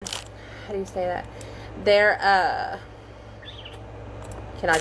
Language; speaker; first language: English; native; English